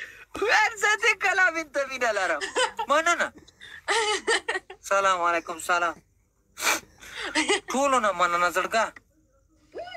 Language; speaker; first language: Arabic; non-native, learner; Pashto